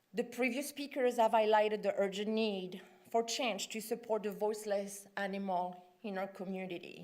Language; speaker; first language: English; non-native, fluent; French